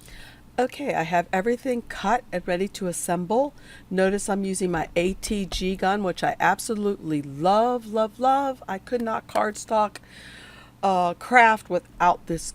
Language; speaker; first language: English; native; English